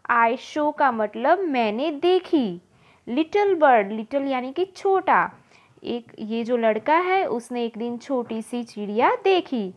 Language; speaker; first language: Hindi; non-native, local second language; Gujarati